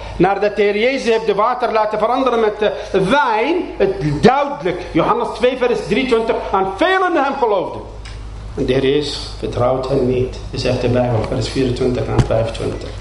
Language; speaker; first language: Dutch; non-native, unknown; Arabic